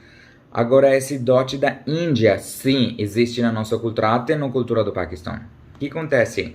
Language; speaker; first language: Portuguese; non-native, learner; Urdu